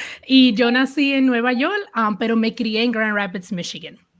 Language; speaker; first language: Spanish; early bilingual, heritage; Spanish